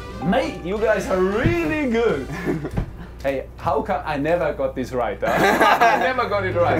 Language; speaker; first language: English; non-native, fluent; German